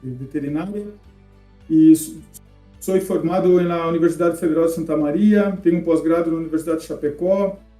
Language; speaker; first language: Spanish; non-native, fluent; Portuguese